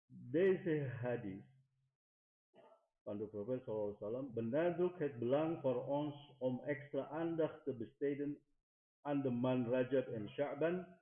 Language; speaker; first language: Dutch; non-native, fluent; Indonesian